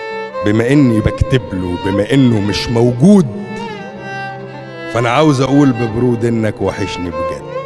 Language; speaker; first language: Arabic; native; Arabic